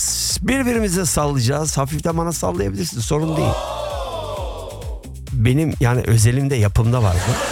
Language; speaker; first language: Turkish; early bilingual, heritage; Turkish